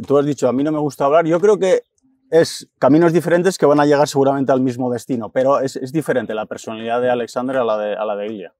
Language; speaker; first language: Spanish; native; Spanish